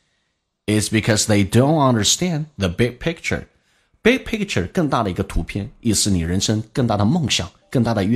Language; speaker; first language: Chinese; native; Chinese